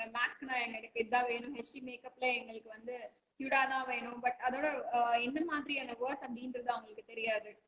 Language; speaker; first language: Tamil; native; Tamil